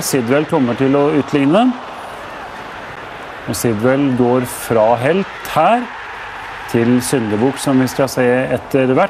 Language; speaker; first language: Norwegian; native; Norwegian